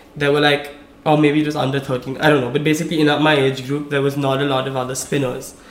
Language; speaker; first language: English; non-native, local second language; Hindi